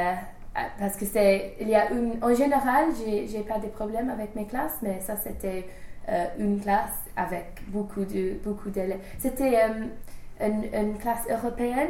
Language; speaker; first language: French; non-native, fluent; English